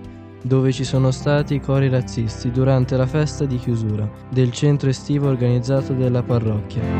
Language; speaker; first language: Italian; native; Italian